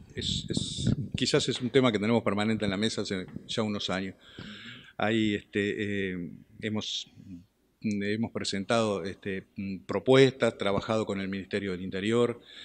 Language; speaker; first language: Spanish; native; Spanish